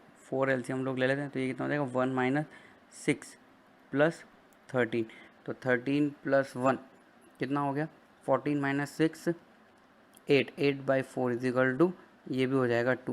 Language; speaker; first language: Hindi; native; Hindi